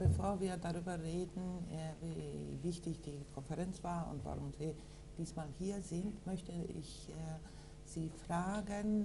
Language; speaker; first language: German; non-native, fluent; Georgian